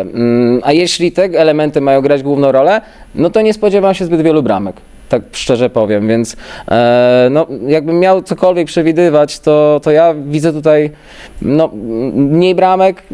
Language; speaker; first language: Polish; native; Polish